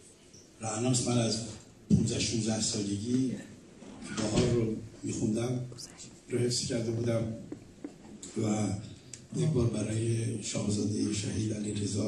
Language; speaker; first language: Persian; native; Persian